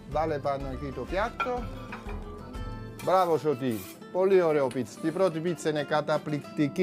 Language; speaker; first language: Greek; non-native, learner; Italian